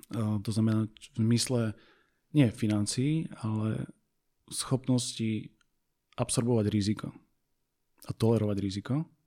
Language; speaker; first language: Slovak; native; Slovak